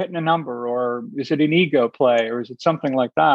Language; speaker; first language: English; native; English